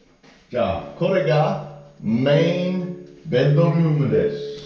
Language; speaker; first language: Japanese; non-native, learner; English